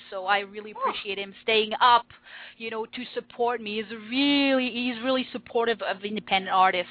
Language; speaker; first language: English; non-native, fluent; French